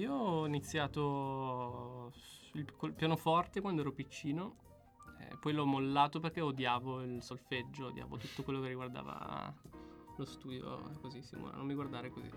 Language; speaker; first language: Italian; native; Italian